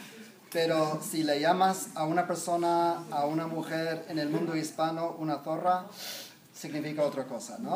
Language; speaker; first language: Spanish; non-native, fluent; English